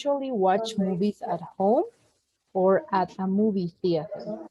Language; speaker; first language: English; non-native, fluent; Spanish